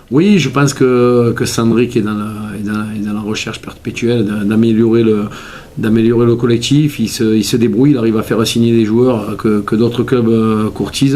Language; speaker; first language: French; native; French